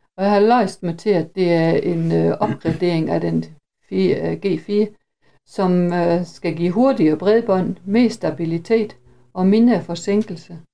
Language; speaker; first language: Danish; native; Danish